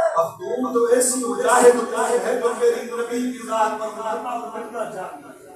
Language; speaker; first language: Urdu; non-native, local second language; Sindhi